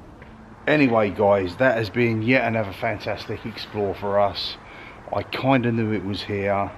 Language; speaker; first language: English; native; English